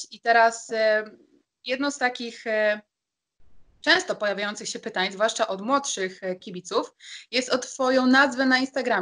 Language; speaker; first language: Polish; native; Polish